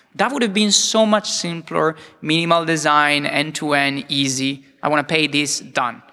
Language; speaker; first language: English; non-native, fluent; Italian